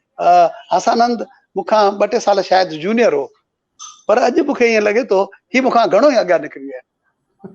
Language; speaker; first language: Sindhi; native; Sindhi